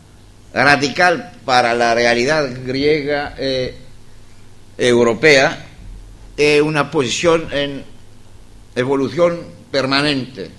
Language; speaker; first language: Spanish; non-native, fluent; Greek